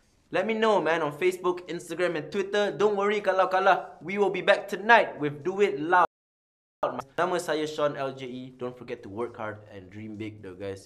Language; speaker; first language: English; non-native, local second language; Malay